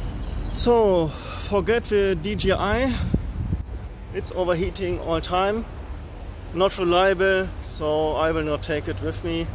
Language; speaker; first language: English; non-native, fluent; German